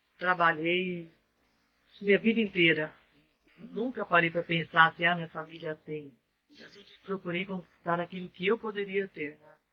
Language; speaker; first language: Portuguese; native; Portuguese